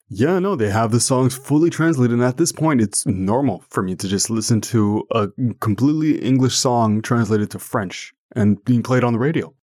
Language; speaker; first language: English; non-native, fluent; French